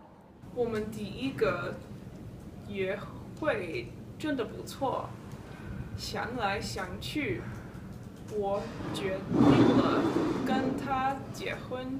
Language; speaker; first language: Chinese; non-native, learner; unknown